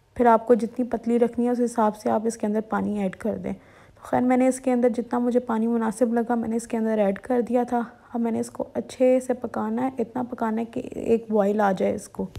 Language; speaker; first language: Urdu; non-native, local second language; Punjabi